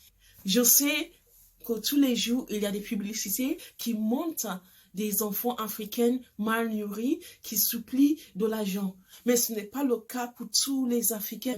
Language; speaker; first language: French; non-native, fluent; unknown